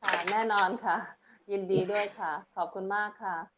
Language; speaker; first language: Thai; early bilingual, heritage; Thai